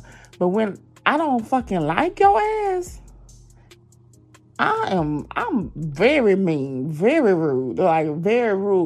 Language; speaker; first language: English; native; English